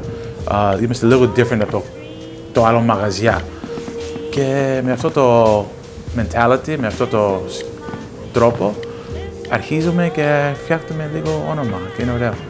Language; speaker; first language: Greek; early bilingual, heritage; Greek